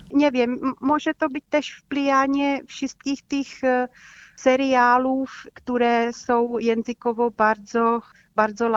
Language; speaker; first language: Polish; non-native, fluent; Czech